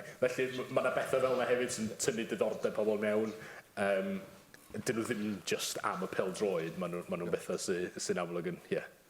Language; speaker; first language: Welsh; native; Welsh